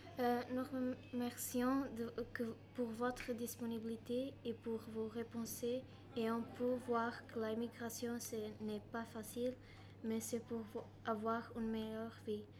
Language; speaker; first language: French; non-native, learner; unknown